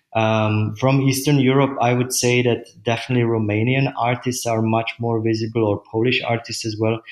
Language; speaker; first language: English; non-native, fluent; Czech